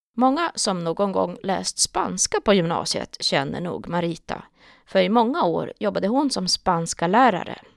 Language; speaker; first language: Swedish; native; Swedish